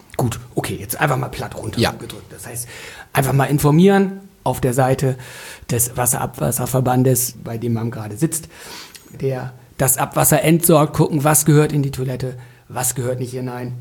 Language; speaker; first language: German; native; German